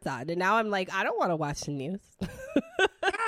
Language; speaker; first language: English; early bilingual, other home language; Italian